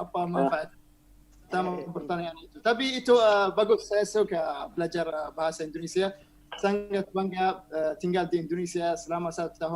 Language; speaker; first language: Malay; non-native, learner; Arabic